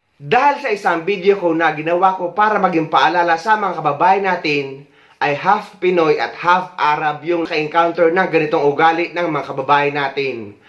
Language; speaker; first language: Filipino; native; Filipino